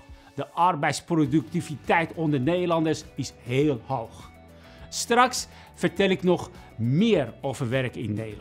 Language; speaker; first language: Dutch; non-native, fluent; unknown